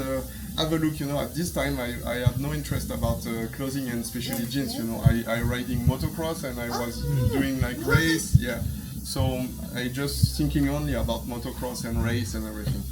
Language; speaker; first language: English; non-native, fluent; French